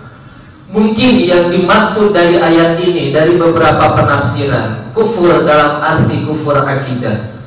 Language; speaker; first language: Indonesian; native; Indonesian